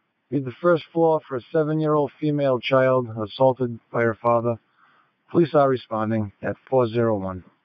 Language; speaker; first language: English; early bilingual, other home language; Spanish